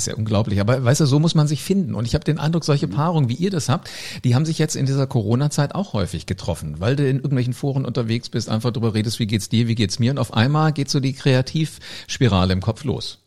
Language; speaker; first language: German; native; German